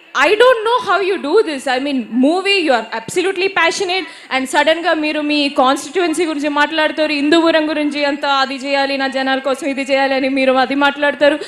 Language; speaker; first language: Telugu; non-native, learner; Malayalam